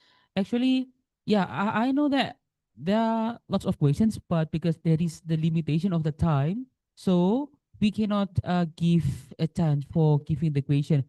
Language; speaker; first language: English; non-native, local second language; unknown